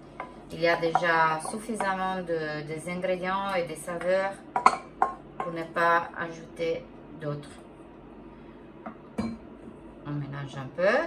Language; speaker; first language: French; non-native, fluent; Italian